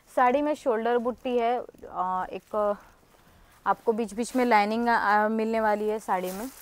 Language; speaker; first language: Hindi; non-native, local second language; Marathi